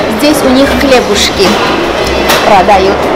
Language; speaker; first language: Russian; non-native, local second language; Armenian